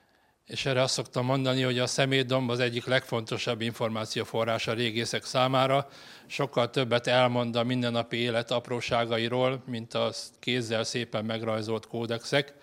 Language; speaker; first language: Hungarian; native; Hungarian